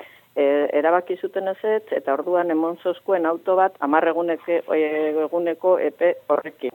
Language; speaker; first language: Basque; native; Basque